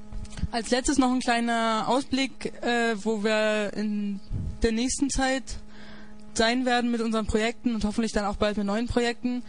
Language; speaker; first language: German; native; German